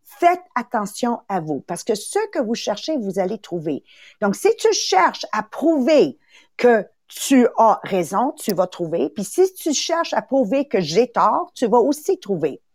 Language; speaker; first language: French; early bilingual, other home language; Italian